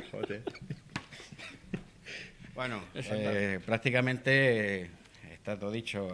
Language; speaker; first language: Spanish; native; Spanish